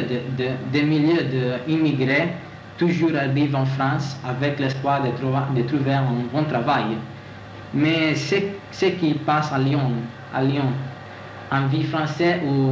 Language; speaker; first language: French; non-native, learner; Italian